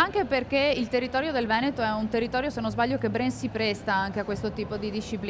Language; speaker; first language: Italian; native; Italian